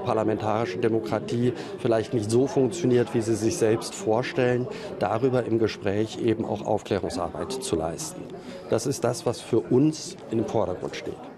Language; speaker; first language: German; native; German